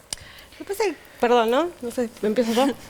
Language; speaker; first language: Spanish; native; Spanish